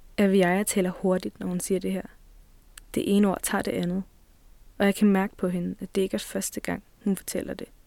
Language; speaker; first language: Danish; native; Danish